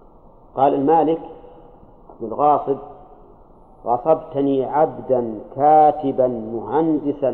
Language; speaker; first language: Arabic; native; Arabic